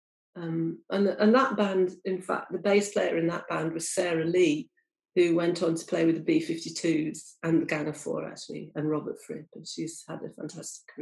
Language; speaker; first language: English; native; English